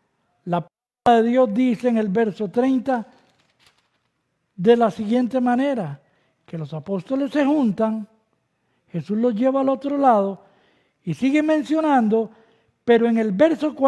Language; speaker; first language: Spanish; native; Spanish